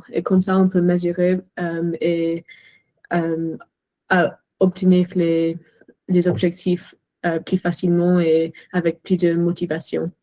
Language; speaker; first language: French; non-native, fluent; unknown